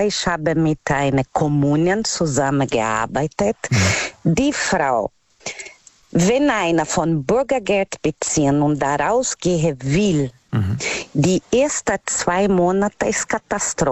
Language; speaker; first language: German; non-native, learner; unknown